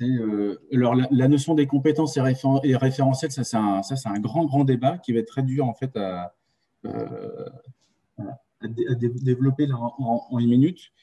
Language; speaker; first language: French; native; French